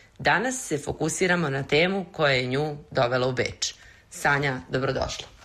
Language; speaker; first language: Serbian; native; Serbian